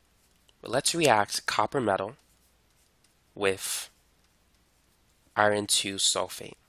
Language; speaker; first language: English; native; English